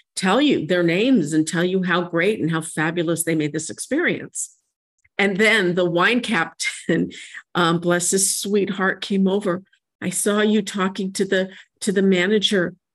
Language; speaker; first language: English; native; English